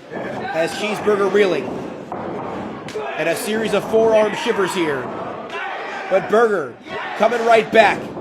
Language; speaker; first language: English; native; English